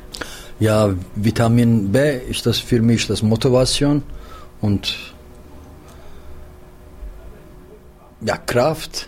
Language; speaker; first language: German; non-native, learner; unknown